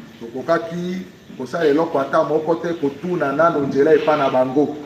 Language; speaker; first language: Lingala; native; Lingala